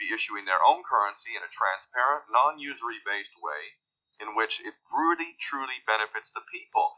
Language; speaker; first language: English; native; English